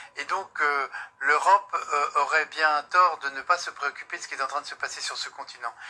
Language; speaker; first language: French; native; French